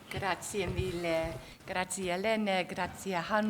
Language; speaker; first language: Italian; non-native, learner; English